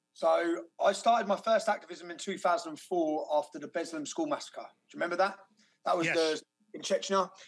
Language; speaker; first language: English; native; English